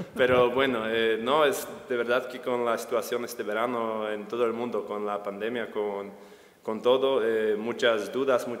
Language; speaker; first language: Spanish; non-native, fluent; Polish